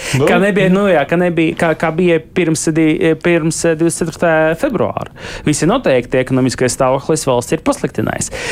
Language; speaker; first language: Latvian; non-native, local second language; Russian